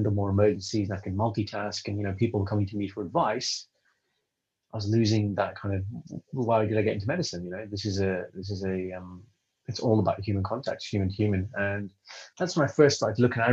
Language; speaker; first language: English; native; English